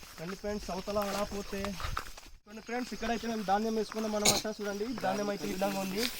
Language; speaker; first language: Telugu; non-native, local second language; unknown